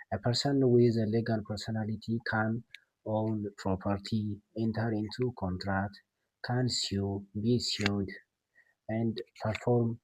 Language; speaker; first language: English; non-native, local second language; Amharic